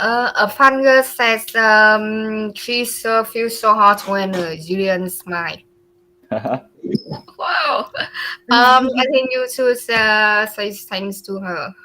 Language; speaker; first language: English; non-native, learner; Vietnamese